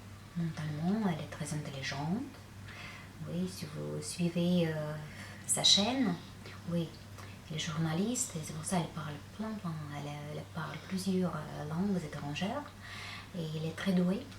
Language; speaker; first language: French; non-native, fluent; Russian